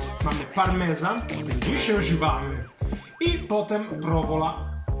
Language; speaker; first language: Polish; non-native, learner; Italian